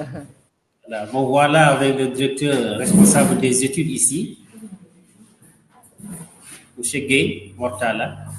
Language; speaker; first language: French; non-native, local second language; Wolof